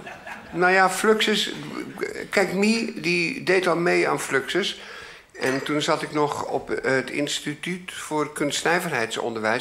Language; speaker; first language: Dutch; native; Dutch